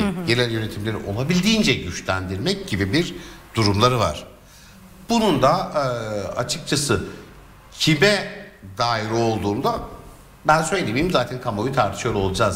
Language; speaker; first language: Turkish; native; Turkish